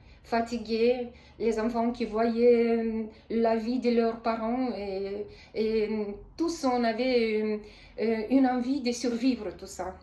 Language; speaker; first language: French; non-native, fluent; Romanian